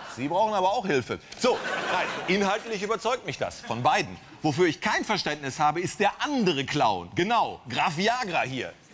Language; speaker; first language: German; native; German